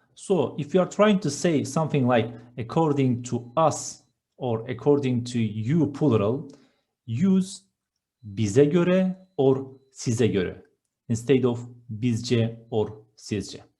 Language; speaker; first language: English; non-native, fluent; Turkish